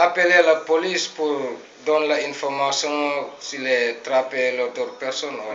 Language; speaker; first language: French; non-native, learner; English